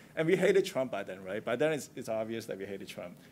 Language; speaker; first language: English; non-native, local second language; Cantonese